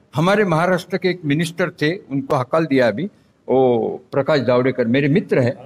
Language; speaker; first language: Hindi; non-native, local second language; Marathi